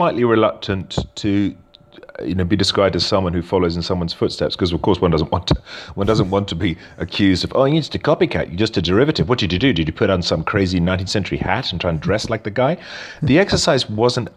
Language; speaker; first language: English; native; English